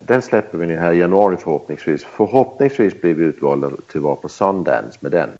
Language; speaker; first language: Swedish; early bilingual, heritage; Swedish